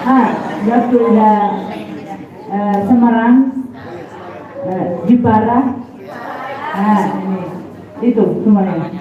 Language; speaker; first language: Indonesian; non-native, learner; Arabic